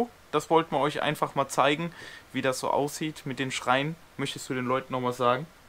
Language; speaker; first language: German; native; German